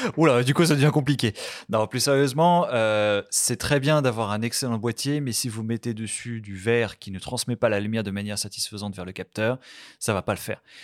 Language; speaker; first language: French; native; French